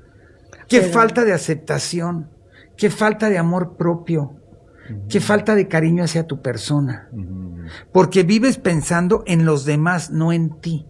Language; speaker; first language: Spanish; native; Spanish